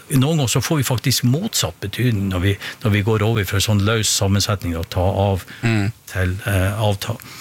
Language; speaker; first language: Norwegian; native; Norwegian